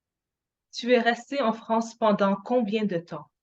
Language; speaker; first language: French; non-native, fluent; English